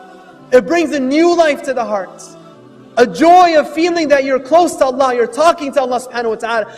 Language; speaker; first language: English; native; English